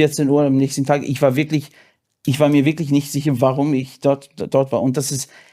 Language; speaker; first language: German; non-native, fluent; English